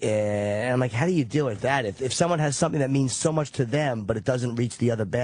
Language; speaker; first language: English; native; English